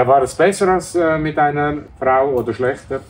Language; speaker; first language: German; native; German